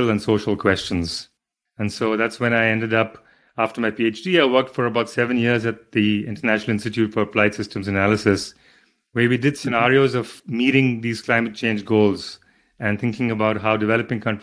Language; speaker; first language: English; non-native, local second language; Hindi